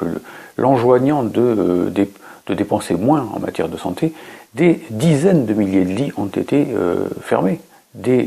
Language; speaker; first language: French; native; French